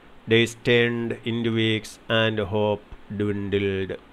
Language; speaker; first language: English; non-native, local second language; Malayalam